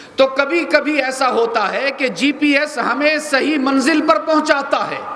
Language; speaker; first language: Urdu; native; Urdu